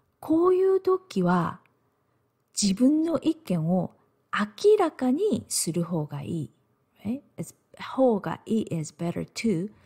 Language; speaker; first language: Japanese; non-native, fluent; Korean